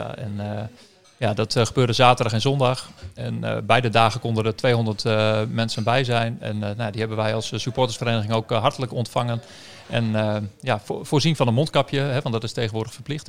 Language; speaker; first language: Dutch; native; Dutch